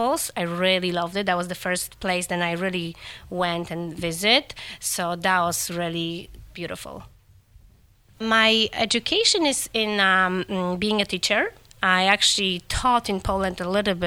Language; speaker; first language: English; non-native, fluent; Polish